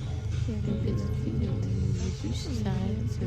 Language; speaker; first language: French; non-native, fluent; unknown